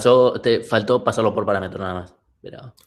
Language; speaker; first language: Spanish; native; Spanish